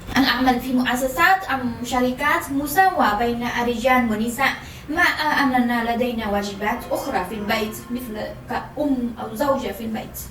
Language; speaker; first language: Arabic; non-native, fluent; Vietnamese